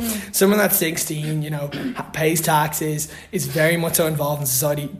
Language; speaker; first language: English; native; English